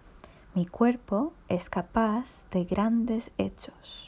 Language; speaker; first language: Spanish; non-native, fluent; Portuguese